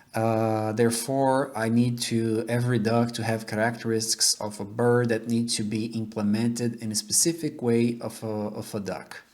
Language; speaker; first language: English; non-native, fluent; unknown